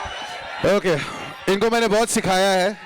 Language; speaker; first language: Hindi; native; Hindi